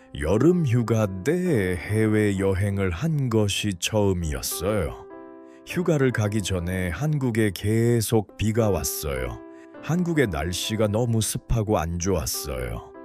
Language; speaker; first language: Korean; non-native, learner; Uzbek